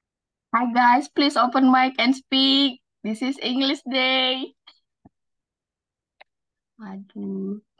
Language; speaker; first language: English; non-native, learner; Indonesian